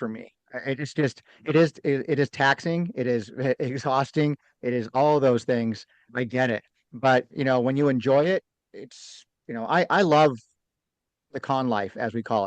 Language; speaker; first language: English; native; English